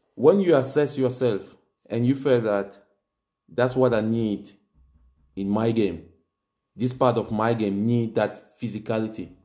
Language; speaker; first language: English; non-native, local second language; French